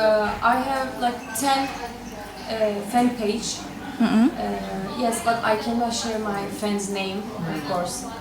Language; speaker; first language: English; non-native, learner; Turkish